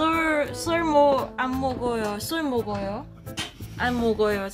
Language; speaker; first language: Korean; non-native, learner; Cantonese